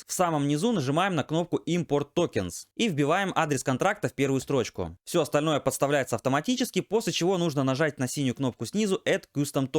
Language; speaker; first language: Russian; native; Russian